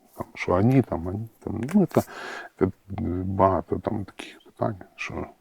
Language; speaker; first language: Ukrainian; native; Ukrainian